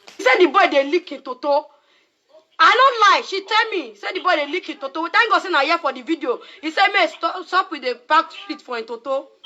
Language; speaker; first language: Nigerian Pidgin; non-native, local second language; Yoruba